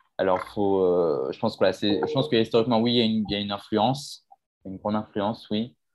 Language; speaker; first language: French; native; French